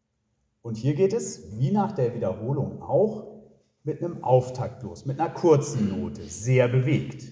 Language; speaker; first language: German; native; German